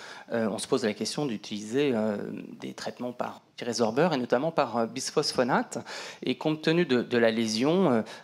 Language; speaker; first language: French; native; French